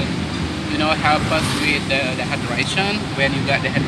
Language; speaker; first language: English; non-native, fluent; Indonesian